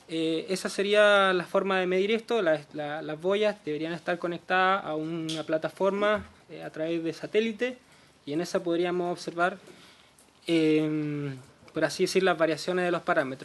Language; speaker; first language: Spanish; native; Spanish